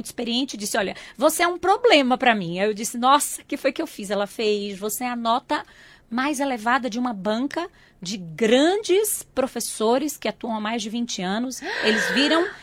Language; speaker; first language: Portuguese; native; Portuguese